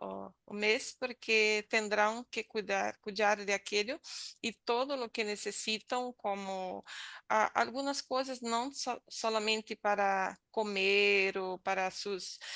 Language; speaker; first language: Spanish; non-native, learner; Portuguese